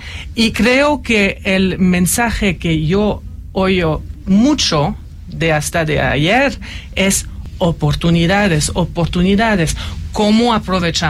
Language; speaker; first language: Spanish; non-native, fluent; French